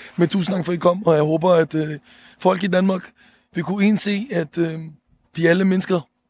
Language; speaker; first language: Danish; early bilingual, other home language; Arabic